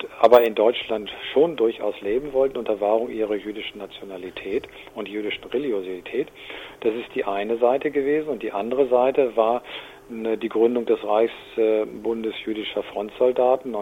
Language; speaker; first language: German; native; German